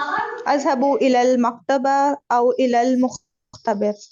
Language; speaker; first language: Arabic; non-native, learner; Urdu